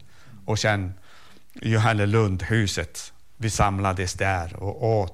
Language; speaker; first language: Swedish; non-native, fluent; Arabic